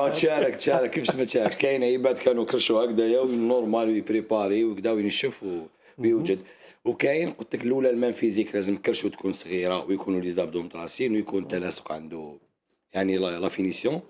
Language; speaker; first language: Arabic; native; Arabic